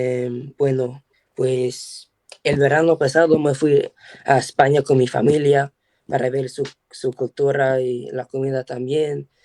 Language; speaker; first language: Spanish; non-native, learner; English